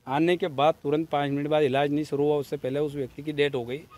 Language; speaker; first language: Hindi; native; Hindi